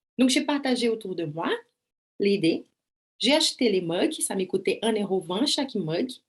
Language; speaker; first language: French; non-native, fluent; Portuguese